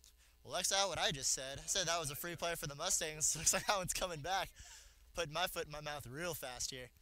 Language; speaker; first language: English; native; English